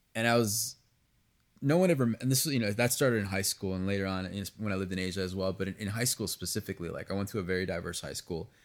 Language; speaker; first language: English; early bilingual, other home language; Spanish